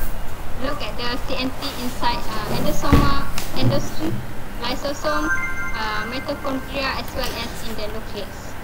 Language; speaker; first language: English; non-native, local second language; Malay